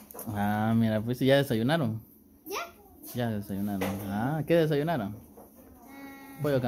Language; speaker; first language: Spanish; native; Spanish